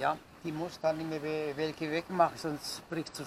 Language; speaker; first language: German; non-native, learner; Italian